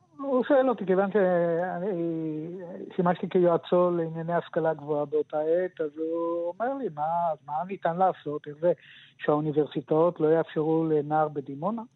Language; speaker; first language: Hebrew; native; Hebrew